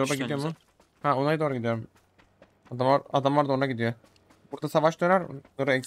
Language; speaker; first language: Turkish; native; Turkish